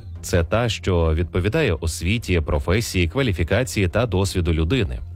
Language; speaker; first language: Ukrainian; native; Ukrainian